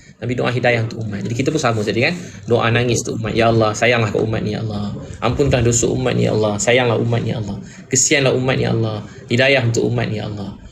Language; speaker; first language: Malay; native; Malay